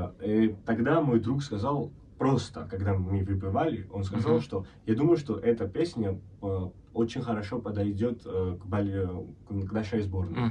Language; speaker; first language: Russian; non-native, fluent; Georgian